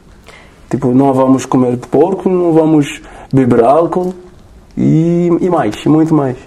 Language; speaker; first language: Portuguese; non-native, learner; French